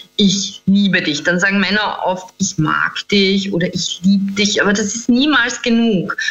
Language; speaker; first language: German; non-native, fluent; Macedonian